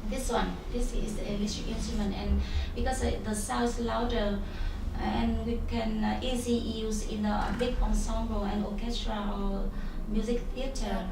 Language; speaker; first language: English; non-native, learner; Vietnamese